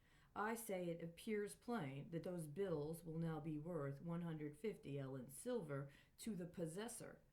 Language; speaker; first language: English; native; English